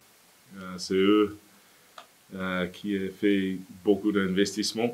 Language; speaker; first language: French; non-native, fluent; English